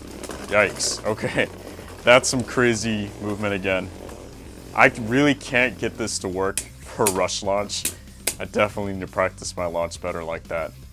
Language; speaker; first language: English; native; English